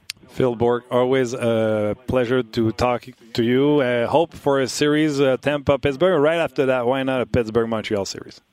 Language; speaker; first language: English; non-native, fluent; French